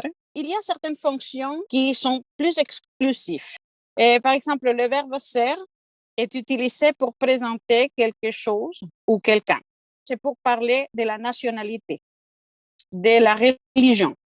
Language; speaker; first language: French; non-native, fluent; Spanish